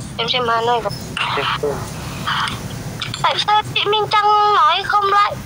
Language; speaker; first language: Vietnamese; non-native, learner; Indonesian